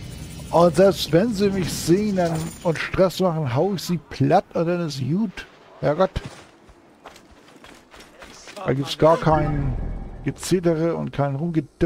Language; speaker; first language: German; native; German